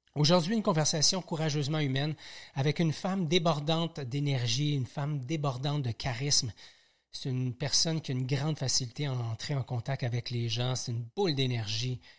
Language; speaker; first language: French; native; French